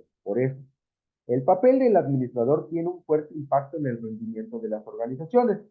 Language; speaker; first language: Spanish; native; Spanish